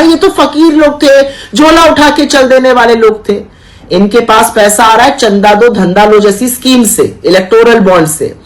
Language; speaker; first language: Hindi; native; Hindi